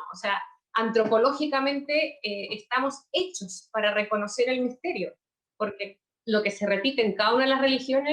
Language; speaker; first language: Spanish; native; Spanish